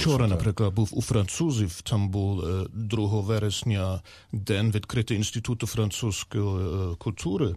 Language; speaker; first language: Ukrainian; non-native, learner; German